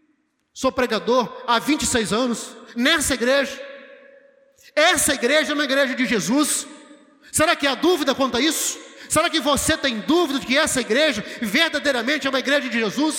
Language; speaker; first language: Portuguese; native; Portuguese